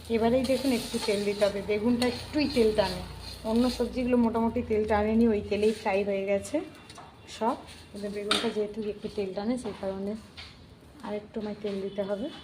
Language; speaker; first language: Bangla; native; Bangla